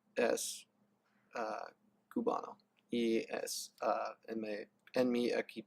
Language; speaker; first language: Spanish; non-native, learner; English